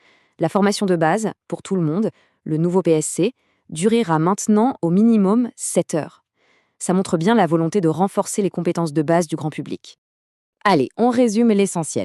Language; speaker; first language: French; native; French